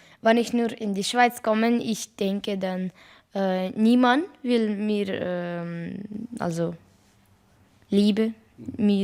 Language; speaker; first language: German; non-native, learner; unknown